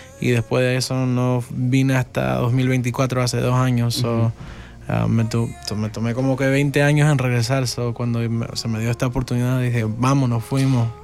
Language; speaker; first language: Spanish; early bilingual, heritage; Spanish